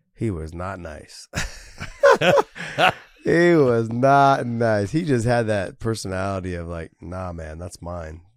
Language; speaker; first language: English; native; English